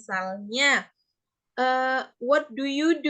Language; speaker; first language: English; non-native, fluent; Indonesian